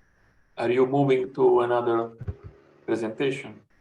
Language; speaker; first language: English; non-native, fluent; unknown